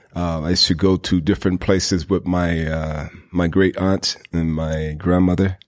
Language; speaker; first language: English; native; English